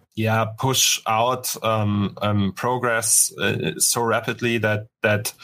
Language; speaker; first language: English; non-native, fluent; German